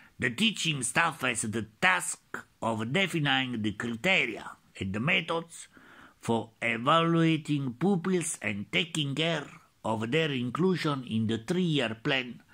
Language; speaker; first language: English; non-native, learner; Italian